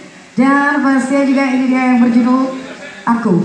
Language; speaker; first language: Indonesian; native; Indonesian